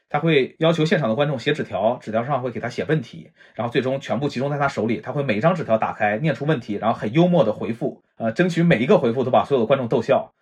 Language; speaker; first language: Chinese; native; Chinese